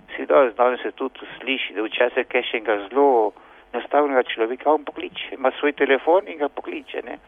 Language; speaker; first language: Slovenian; early bilingual, heritage; Slovenian